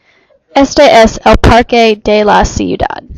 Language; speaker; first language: Spanish; non-native, learner; English